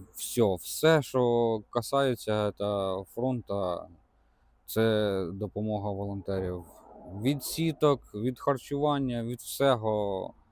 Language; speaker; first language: Ukrainian; non-native, local second language; Russian